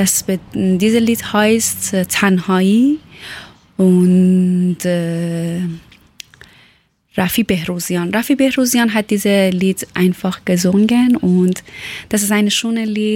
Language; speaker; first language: German; non-native, learner; Persian